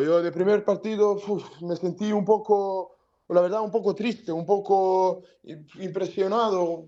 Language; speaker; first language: Spanish; non-native, learner; Serbian